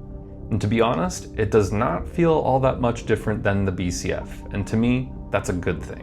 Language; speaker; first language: English; native; English